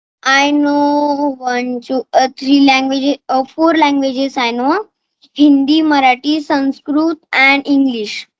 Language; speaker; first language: English; non-native, learner; Marathi